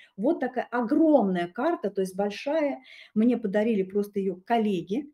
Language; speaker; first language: Russian; native; Russian